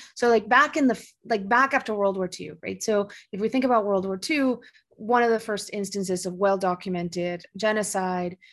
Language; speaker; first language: English; early bilingual, other home language; Spanish